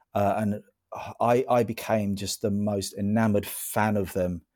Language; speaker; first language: English; native; English